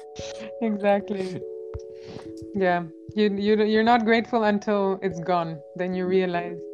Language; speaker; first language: English; non-native, fluent; Albanian